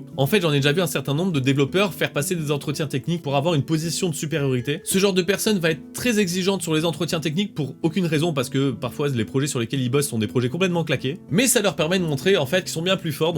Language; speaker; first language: French; native; French